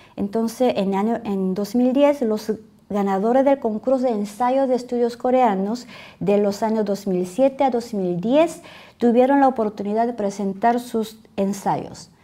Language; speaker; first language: Spanish; non-native, fluent; Korean